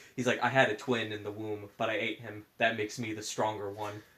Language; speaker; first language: English; native; English